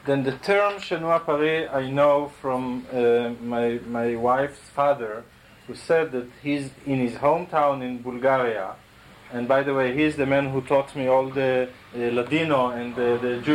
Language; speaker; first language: English; non-native, fluent; Hebrew